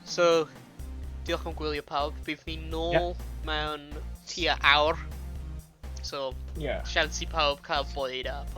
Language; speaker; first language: Welsh; non-native, local second language; English